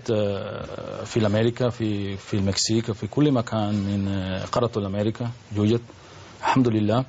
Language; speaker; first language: Arabic; non-native, learner; Spanish